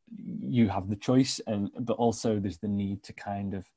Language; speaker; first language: English; native; English